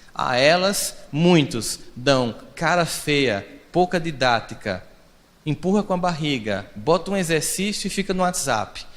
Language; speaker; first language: Portuguese; native; Portuguese